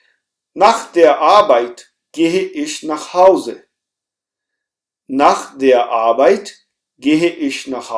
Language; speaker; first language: German; non-native, fluent; Hindi